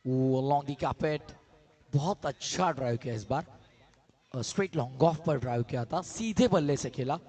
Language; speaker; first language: Hindi; non-native, local second language; Marathi